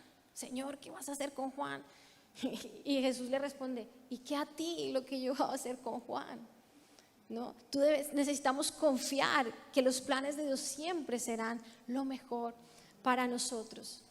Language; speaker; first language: Spanish; native; Spanish